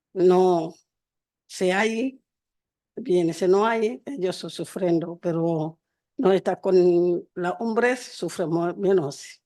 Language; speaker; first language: Spanish; non-native, learner; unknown